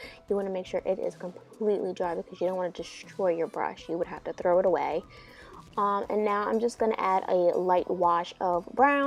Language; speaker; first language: English; native; English